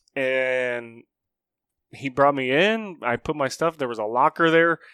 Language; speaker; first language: English; native; English